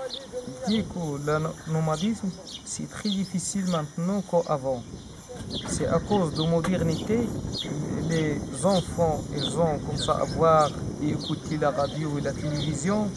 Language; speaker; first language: French; non-native, learner; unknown